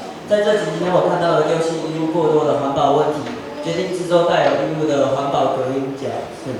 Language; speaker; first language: Chinese; native; Chinese